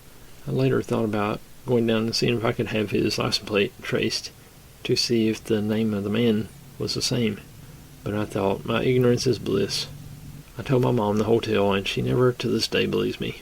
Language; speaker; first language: English; native; English